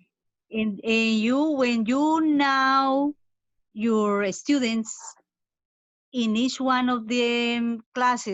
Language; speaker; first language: English; non-native, fluent; Spanish